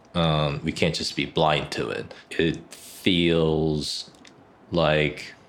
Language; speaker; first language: English; early bilingual, other home language; Korean